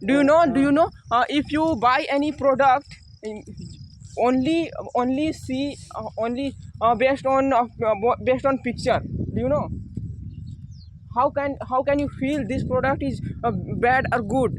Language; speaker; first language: English; non-native, learner; Hindi